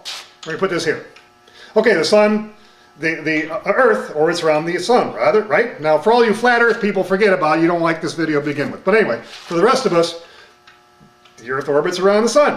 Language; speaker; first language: English; native; English